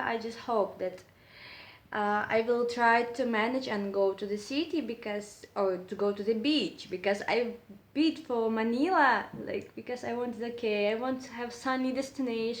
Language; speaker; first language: English; non-native, learner; Russian